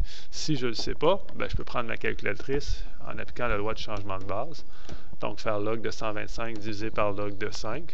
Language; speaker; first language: French; native; French